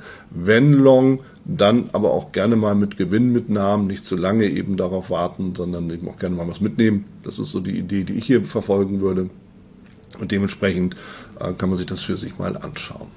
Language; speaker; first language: German; native; German